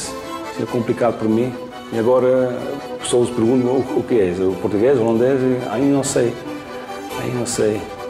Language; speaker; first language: Portuguese; non-native, learner; Dutch